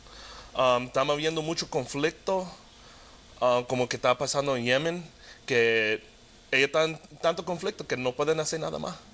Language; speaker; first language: Spanish; early bilingual, heritage; Spanish